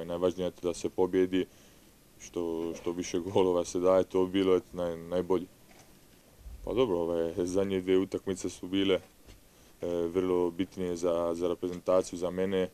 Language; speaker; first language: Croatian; early bilingual, heritage; Italian